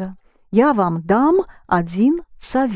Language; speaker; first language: Russian; non-native, fluent; English